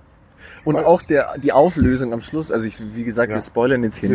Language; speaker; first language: German; native; German